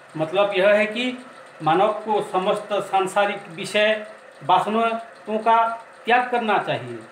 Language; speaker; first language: Hindi; non-native, local second language; Odia